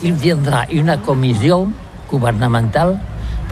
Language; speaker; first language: French; non-native, learner; Catalan